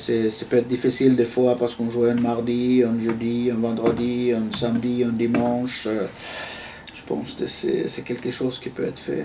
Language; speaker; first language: French; non-native, fluent; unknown